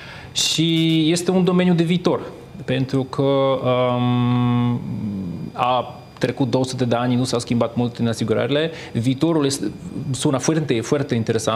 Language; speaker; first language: Romanian; non-native, fluent; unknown